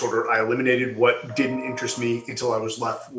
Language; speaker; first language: English; native; English